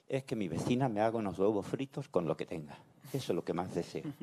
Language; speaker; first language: Spanish; native; Spanish